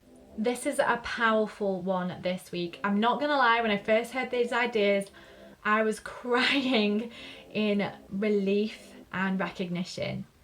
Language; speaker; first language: English; native; English